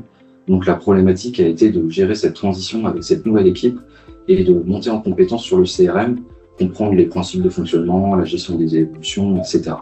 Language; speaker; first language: French; native; French